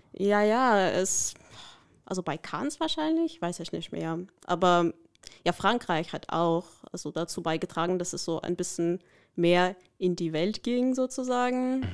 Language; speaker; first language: German; non-native, fluent; Korean